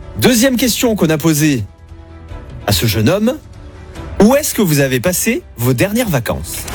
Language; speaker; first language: French; native; French